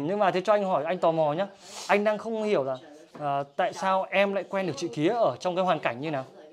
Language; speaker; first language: Vietnamese; native; Vietnamese